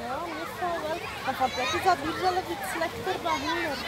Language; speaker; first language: Dutch; early bilingual, other home language; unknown